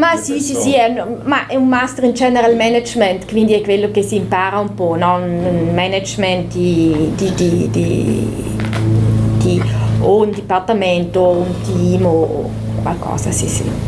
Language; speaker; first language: Italian; non-native, local second language; German